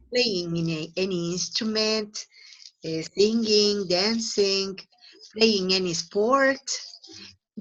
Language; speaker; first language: English; non-native, fluent; Spanish